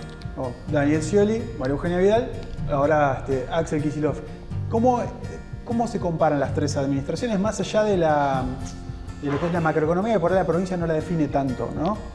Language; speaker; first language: Spanish; native; Spanish